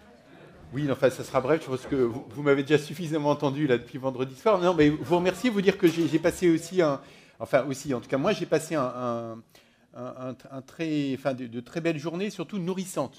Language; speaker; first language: French; native; French